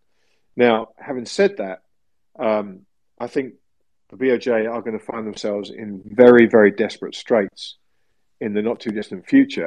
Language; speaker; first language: English; native; English